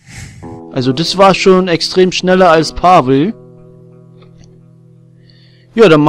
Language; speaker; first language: German; native; German